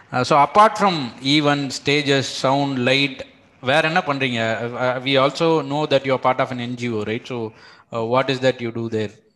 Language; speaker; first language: English; non-native, local second language; Tamil